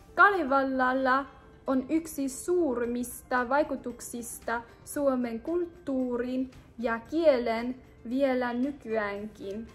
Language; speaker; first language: Finnish; non-native, learner; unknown